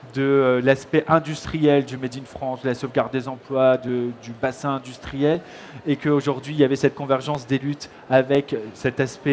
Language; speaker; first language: French; native; French